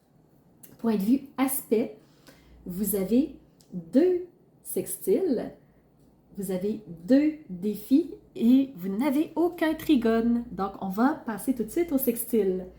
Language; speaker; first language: French; native; French